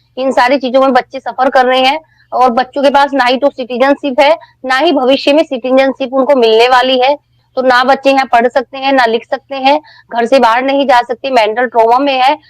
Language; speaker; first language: Hindi; native; Hindi